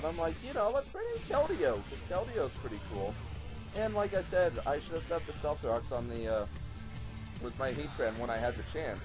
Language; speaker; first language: English; native; English